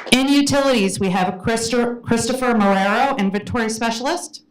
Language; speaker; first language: English; native; English